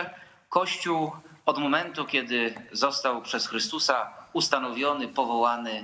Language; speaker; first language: Polish; native; Polish